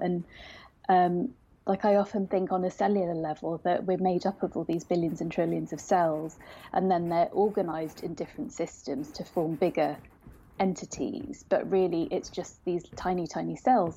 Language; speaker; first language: English; native; English